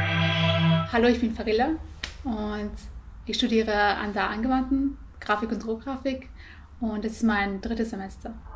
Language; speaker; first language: German; early bilingual, other home language; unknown